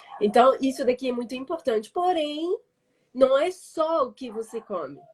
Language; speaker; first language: Portuguese; non-native, fluent; French